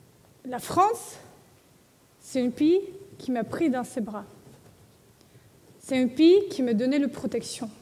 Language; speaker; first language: French; non-native, learner; Russian